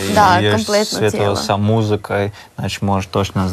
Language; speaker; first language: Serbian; non-native, learner; Russian